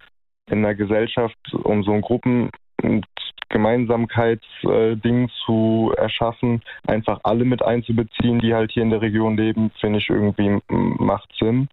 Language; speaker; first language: German; native; German